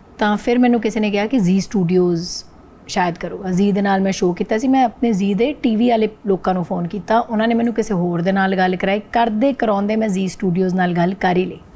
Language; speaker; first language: Punjabi; non-native, local second language; Hindi